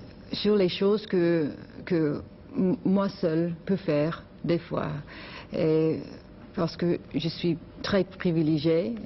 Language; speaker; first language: French; non-native, learner; English